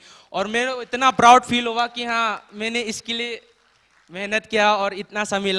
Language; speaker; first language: Hindi; non-native, local second language; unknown